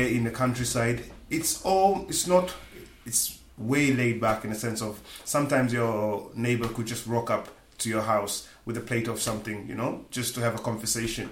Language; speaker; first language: English; non-native, local second language; Swahili